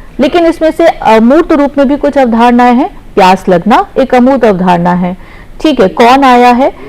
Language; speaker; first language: Hindi; native; Hindi